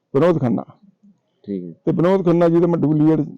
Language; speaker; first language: Punjabi; native; Punjabi